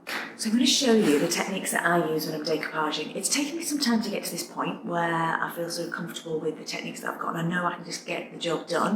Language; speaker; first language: English; native; English